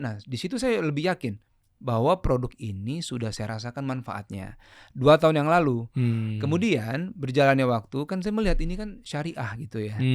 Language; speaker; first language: Indonesian; native; Indonesian